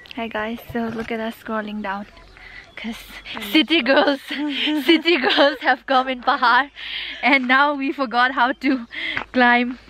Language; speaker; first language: English; non-native, local second language; Tangkhul Naga (India)